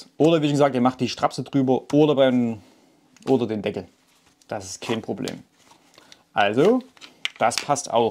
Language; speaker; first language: German; native; German